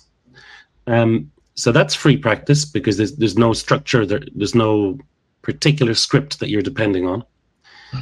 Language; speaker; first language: English; native; English